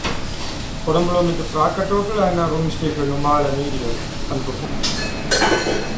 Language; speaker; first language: German; non-native, learner; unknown